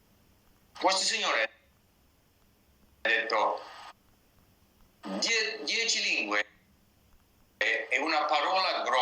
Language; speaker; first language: Italian; non-native, learner; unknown